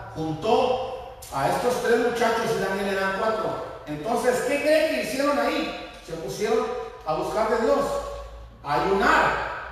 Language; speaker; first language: Spanish; native; Spanish